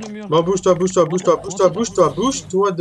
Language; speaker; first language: French; native; French